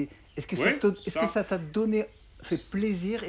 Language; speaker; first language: French; native; French